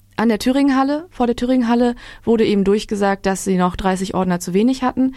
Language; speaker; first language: German; native; German